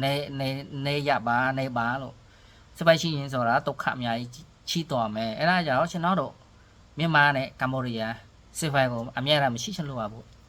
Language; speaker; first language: Burmese; non-native, learner; Khmer